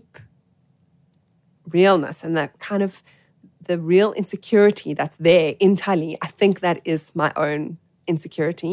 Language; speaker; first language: English; native; English